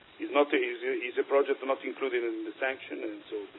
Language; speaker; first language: English; non-native, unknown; Italian